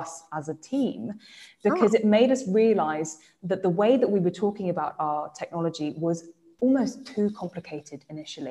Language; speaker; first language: English; native; English